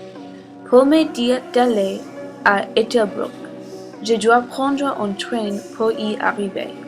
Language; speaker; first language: French; non-native, learner; English